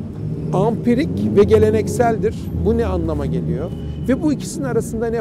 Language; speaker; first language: Turkish; native; Turkish